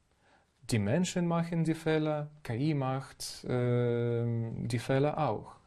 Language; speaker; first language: German; non-native, fluent; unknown